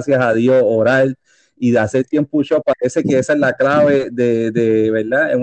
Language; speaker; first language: Spanish; native; Spanish